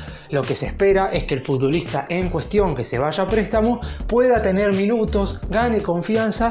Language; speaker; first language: Spanish; native; Spanish